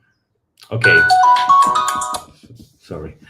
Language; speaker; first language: English; non-native, learner; Spanish